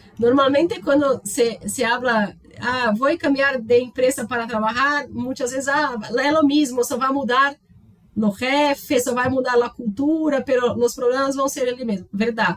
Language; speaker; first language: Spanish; non-native, learner; Portuguese